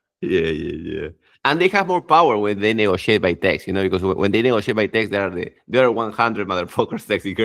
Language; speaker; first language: English; non-native, fluent; Spanish